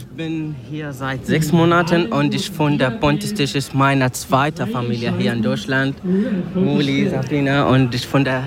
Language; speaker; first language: German; non-native, learner; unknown